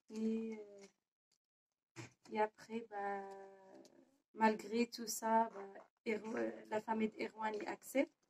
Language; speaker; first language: French; non-native, learner; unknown